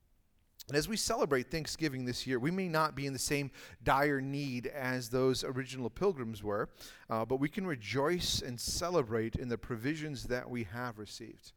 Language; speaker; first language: English; native; English